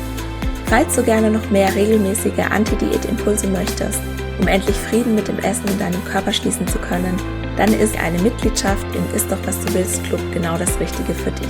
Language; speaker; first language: German; native; German